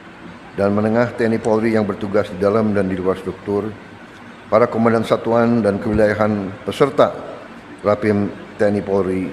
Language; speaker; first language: Indonesian; native; Indonesian